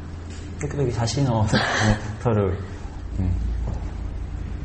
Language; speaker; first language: Japanese; non-native, learner; Korean